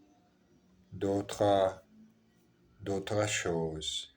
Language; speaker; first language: French; non-native, learner; Portuguese